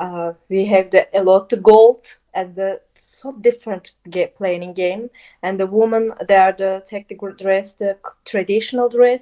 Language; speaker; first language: English; non-native, local second language; Turkish